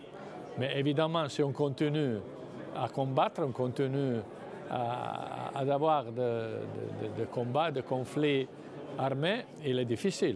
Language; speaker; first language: French; non-native, fluent; Italian